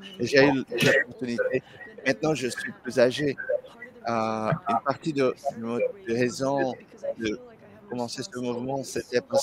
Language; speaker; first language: French; non-native, learner; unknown